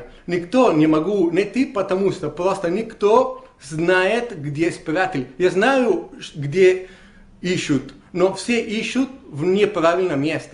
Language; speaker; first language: Russian; non-native, learner; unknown